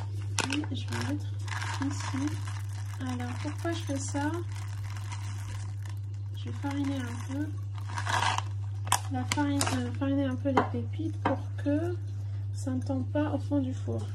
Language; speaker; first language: French; native; French